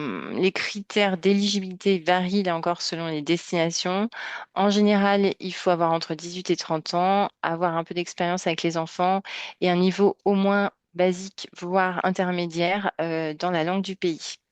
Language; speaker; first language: French; native; French